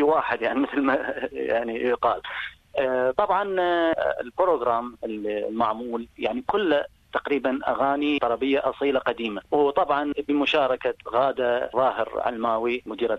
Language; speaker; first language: Arabic; native; Arabic